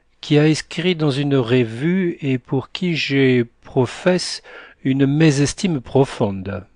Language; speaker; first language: French; native; French